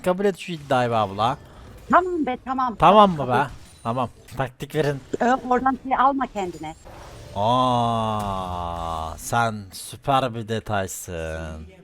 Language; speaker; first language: Turkish; native; Turkish